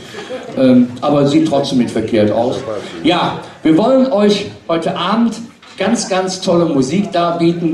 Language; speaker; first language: German; native; German